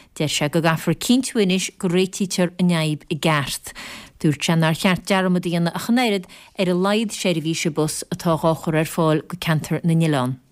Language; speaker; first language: Irish; native; Irish